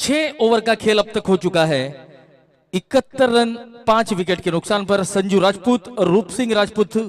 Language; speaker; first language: Hindi; non-native, local second language; Marathi